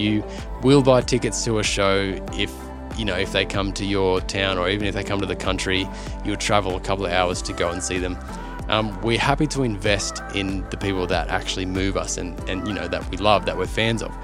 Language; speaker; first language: English; native; English